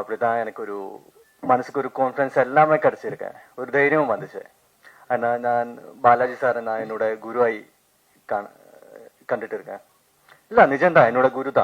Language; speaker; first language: Tamil; non-native, learner; Malayalam